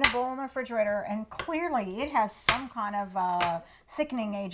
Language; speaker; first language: English; native; English